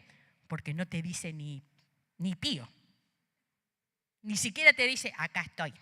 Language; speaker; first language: Spanish; native; Spanish